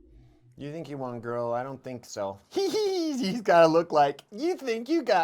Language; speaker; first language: English; native; English